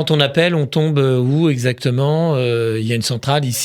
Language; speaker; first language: French; native; French